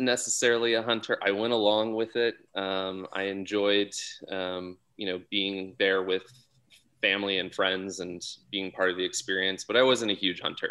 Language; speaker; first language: English; native; English